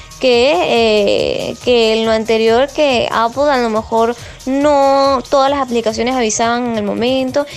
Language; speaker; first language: Spanish; native; Spanish